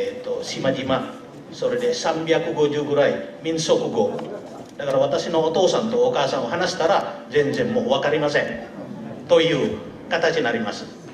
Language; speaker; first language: Japanese; non-native, learner; Indonesian